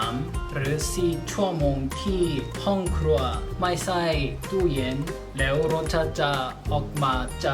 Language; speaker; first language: Thai; non-native, learner; Korean